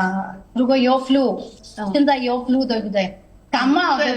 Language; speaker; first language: Chinese; non-native, fluent; Telugu